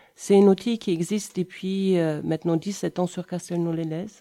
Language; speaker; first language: French; non-native, fluent; German